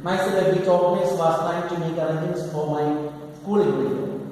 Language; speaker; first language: English; non-native, local second language; Malayalam